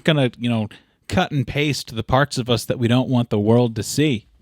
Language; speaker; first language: English; native; English